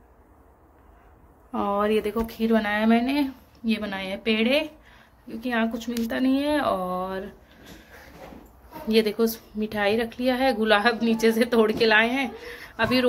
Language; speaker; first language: Hindi; native; Hindi